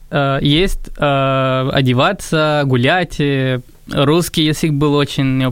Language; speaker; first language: Russian; non-native, fluent; Spanish